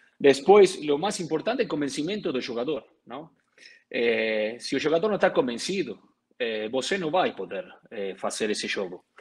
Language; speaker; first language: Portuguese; non-native, learner; Spanish